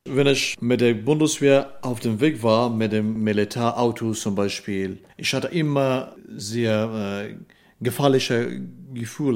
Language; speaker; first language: German; non-native, learner; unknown